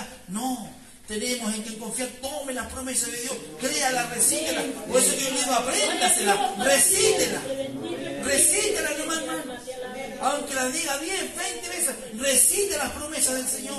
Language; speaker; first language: Spanish; native; Spanish